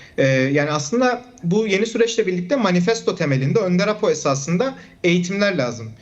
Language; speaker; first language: Turkish; non-native, local second language; Kurdish